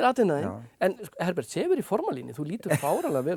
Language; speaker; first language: Icelandic; native; Icelandic